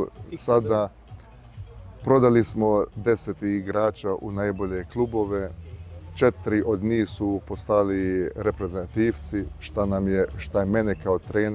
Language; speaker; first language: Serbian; early bilingual, heritage; Bosnian